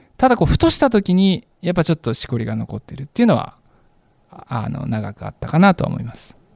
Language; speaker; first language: Japanese; native; Japanese